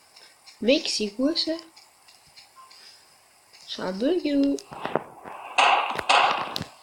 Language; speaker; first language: French; native; French